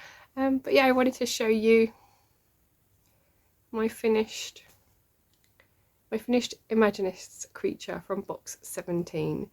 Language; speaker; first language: English; native; English